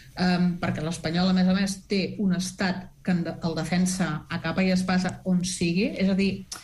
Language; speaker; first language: Catalan; native; Catalan